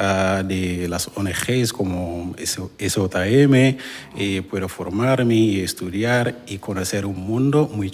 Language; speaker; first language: Spanish; non-native, learner; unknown